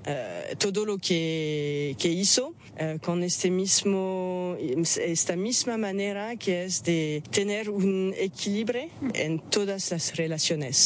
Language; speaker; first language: Spanish; non-native, fluent; French